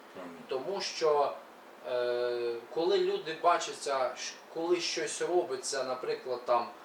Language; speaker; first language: Ukrainian; native; Ukrainian